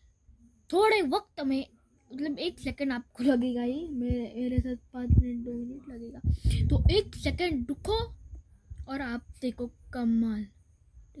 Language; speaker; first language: Hindi; native; Hindi